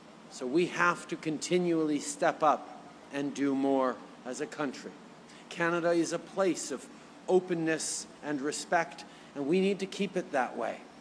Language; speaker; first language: English; early bilingual, other home language; French